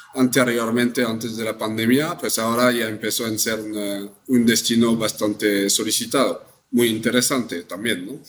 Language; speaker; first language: Spanish; non-native, fluent; French